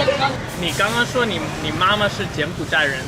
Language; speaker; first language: Chinese; non-native, fluent; English